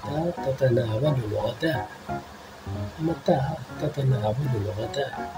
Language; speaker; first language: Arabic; non-native, fluent; Urdu